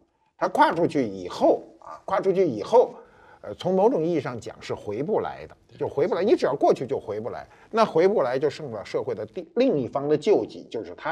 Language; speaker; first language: Chinese; native; Chinese